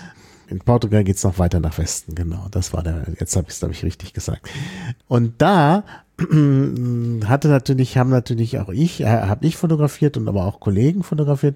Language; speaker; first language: German; native; German